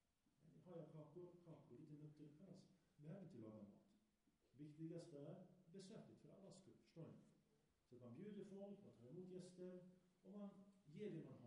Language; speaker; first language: Swedish; early bilingual, other home language; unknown